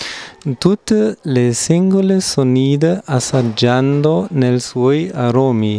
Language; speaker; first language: Italian; non-native, learner; German